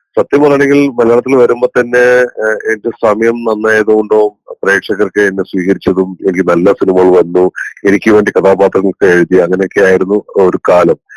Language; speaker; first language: Malayalam; native; Malayalam